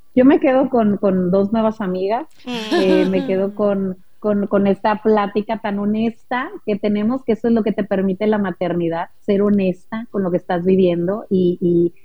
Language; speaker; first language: Spanish; native; Spanish